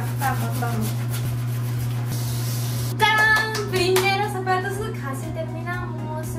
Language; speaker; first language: Spanish; non-native, learner; Japanese